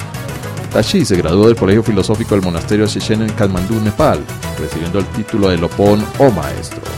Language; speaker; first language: Spanish; native; Spanish